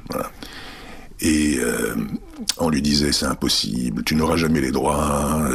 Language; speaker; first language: French; early bilingual, other home language; Czech